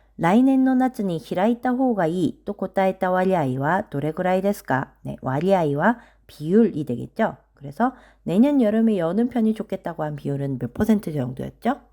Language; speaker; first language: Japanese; non-native, fluent; Korean